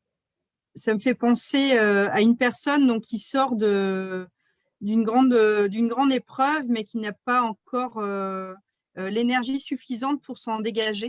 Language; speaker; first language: French; native; French